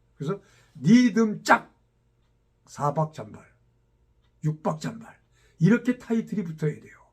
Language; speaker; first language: Korean; native; Korean